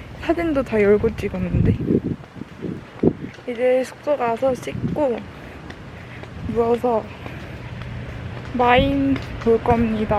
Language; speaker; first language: Korean; native; Korean